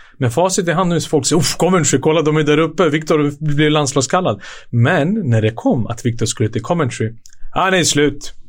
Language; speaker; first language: Swedish; early bilingual, other home language; Serbian